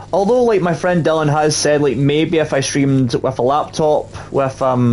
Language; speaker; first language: English; native; English